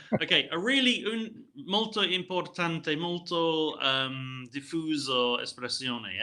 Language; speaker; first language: Italian; non-native, learner; English